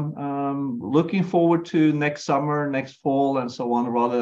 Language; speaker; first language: English; non-native, fluent; Norwegian